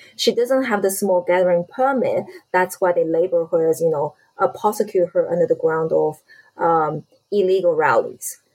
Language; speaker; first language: English; non-native, fluent; Chinese